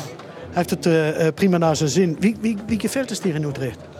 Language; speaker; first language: German; non-native, learner; Dutch